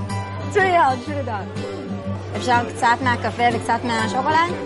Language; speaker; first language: Chinese; non-native, learner; Hebrew